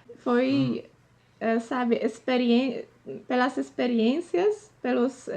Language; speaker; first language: Portuguese; non-native, fluent; Polish